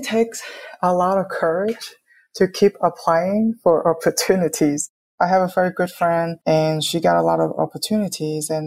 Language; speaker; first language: English; non-native, local second language; Cantonese